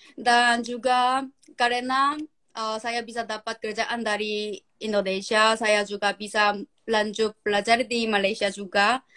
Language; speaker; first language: Indonesian; non-native, learner; Korean